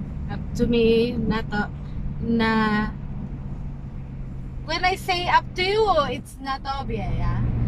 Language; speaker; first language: English; non-native, local second language; Filipino